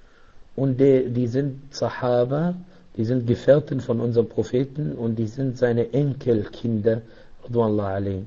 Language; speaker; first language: German; non-native, fluent; Arabic